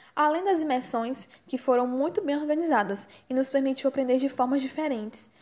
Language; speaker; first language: Portuguese; native; Portuguese